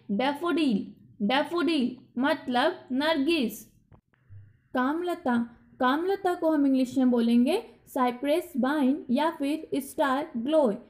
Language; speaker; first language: Hindi; native; Hindi